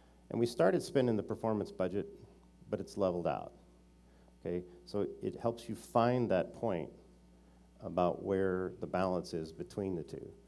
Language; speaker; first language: English; native; English